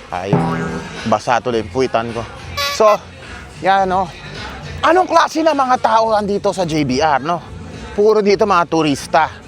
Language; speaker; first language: Filipino; native; Filipino